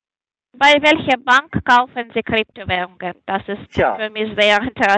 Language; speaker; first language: German; non-native, fluent; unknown